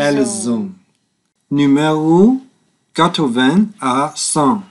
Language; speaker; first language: French; non-native, learner; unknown